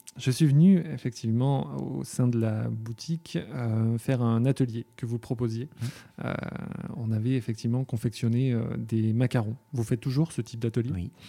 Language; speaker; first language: French; native; French